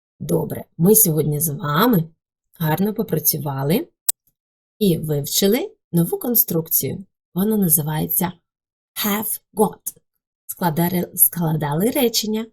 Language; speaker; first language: Ukrainian; native; Ukrainian